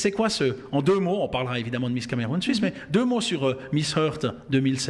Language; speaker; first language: French; native; French